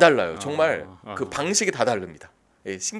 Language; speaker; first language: Korean; native; Korean